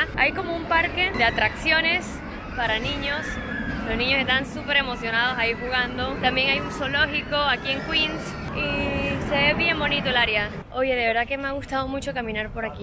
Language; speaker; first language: Spanish; native; Spanish